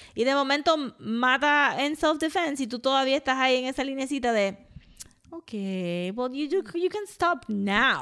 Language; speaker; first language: Spanish; early bilingual, heritage; Spanish